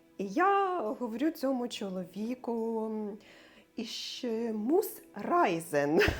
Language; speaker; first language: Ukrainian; native; Ukrainian